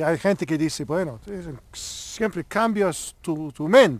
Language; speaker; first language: Spanish; non-native, learner; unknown